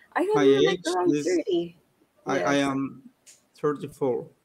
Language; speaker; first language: English; non-native, learner; Spanish